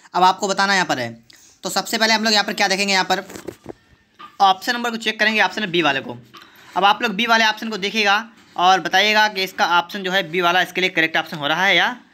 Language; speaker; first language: Hindi; native; Hindi